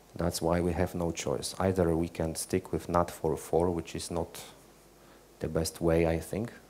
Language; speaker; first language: English; non-native, fluent; Polish